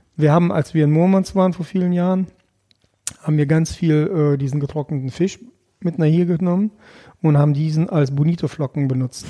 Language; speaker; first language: German; early bilingual, other home language; Russian